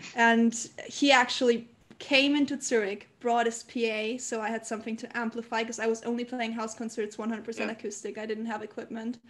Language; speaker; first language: English; early bilingual, other home language; German